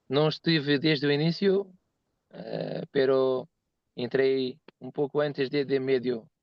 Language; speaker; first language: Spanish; non-native, learner; Portuguese